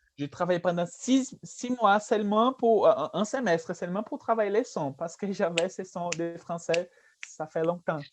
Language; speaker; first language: French; non-native, fluent; Portuguese